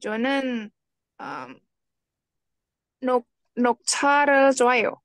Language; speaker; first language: Korean; non-native, learner; Indonesian